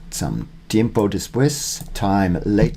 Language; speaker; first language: Spanish; non-native, learner; English